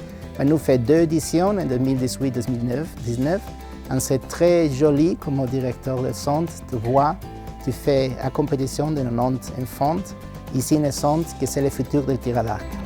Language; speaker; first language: French; non-native, learner; Spanish